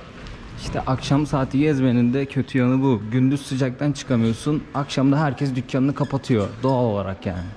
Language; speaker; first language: Turkish; native; Turkish